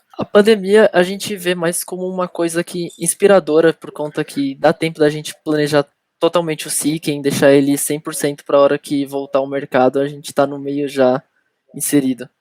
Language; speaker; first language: Portuguese; native; Portuguese